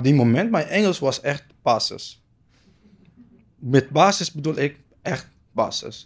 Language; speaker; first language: Dutch; non-native, learner; Arabic